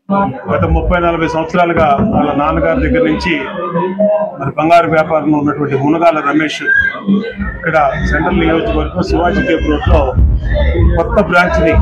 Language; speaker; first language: Telugu; native; Telugu